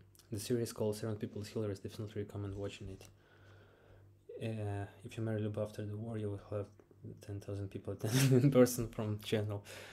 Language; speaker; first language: English; non-native, fluent; Ukrainian